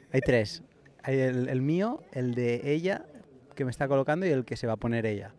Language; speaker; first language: Spanish; native; Spanish